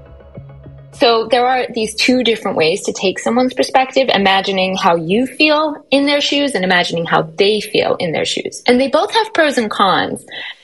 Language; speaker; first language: English; native; English